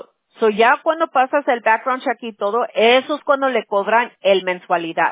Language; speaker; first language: Spanish; early bilingual, heritage; Spanish